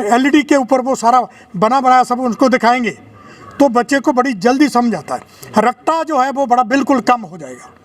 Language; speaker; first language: Hindi; non-native, local second language; Punjabi